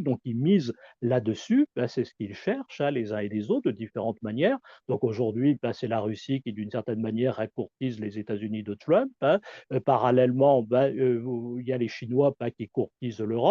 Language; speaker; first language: French; native; French